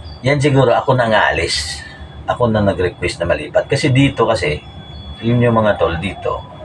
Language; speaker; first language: Filipino; non-native, local second language; Hiligaynon